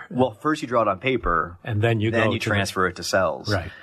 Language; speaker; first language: English; native; English